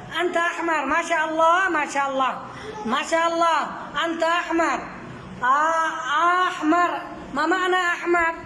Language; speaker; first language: Arabic; non-native, fluent; Bangla